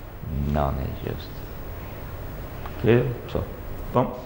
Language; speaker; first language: Italian; non-native, learner; Russian